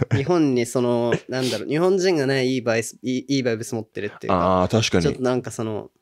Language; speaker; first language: Japanese; native; Japanese